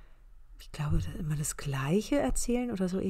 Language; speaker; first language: German; native; German